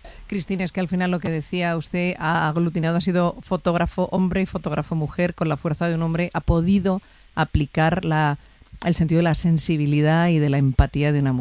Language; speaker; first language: Spanish; native; Spanish